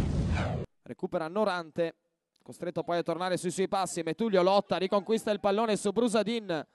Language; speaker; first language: Italian; native; Italian